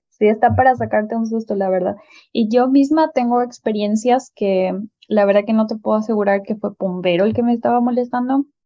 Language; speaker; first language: Spanish; native; Spanish